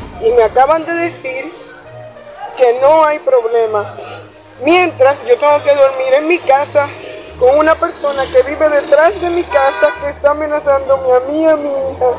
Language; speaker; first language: Spanish; native; Spanish